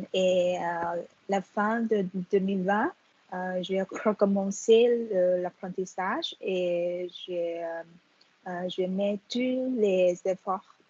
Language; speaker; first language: French; non-native, fluent; Vietnamese